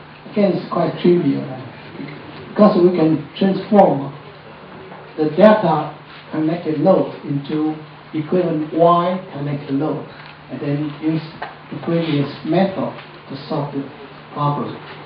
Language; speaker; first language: English; non-native, fluent; Chinese